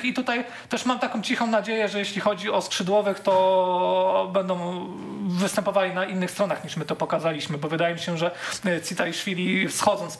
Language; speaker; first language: Polish; native; Polish